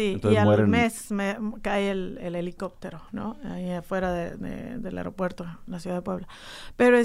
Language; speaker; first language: Spanish; native; Spanish